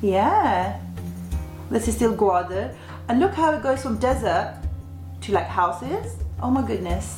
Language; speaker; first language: English; early bilingual, other home language; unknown